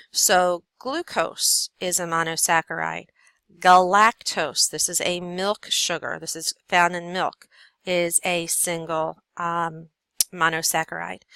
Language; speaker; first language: English; native; English